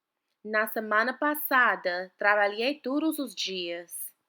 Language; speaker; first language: Portuguese; non-native, fluent; English